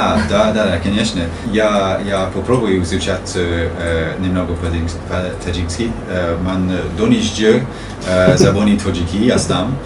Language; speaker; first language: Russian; non-native, learner; English